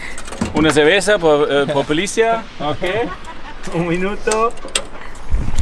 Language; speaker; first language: Portuguese; non-native, learner; German